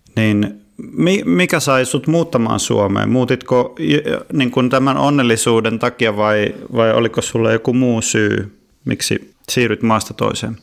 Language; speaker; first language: Finnish; native; Finnish